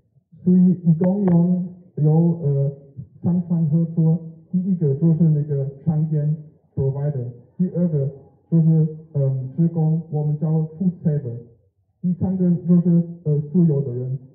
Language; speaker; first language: Chinese; non-native, learner; German